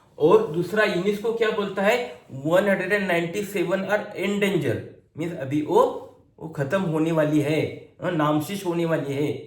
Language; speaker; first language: Hindi; non-native, local second language; Marathi